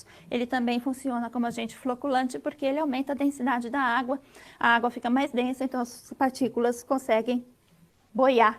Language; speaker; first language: Portuguese; native; Portuguese